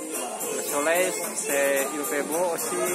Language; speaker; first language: French; non-native, learner; Indonesian